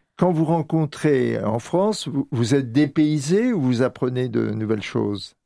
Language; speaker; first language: French; native; French